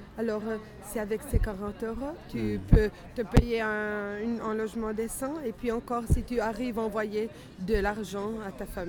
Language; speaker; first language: French; non-native, fluent; Italian